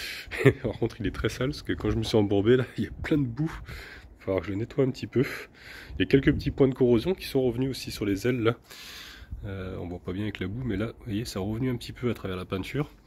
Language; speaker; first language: French; native; French